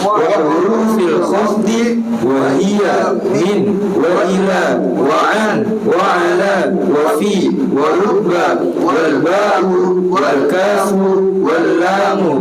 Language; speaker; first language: Arabic; non-native, learner; Indonesian